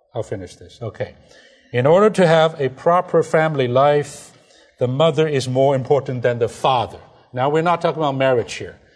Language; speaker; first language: English; non-native, fluent; Chinese